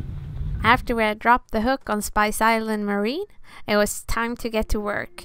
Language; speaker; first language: English; non-native, fluent; Swedish